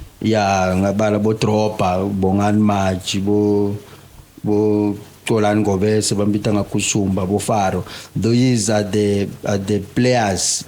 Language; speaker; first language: Zulu; non-native, local second language; Swati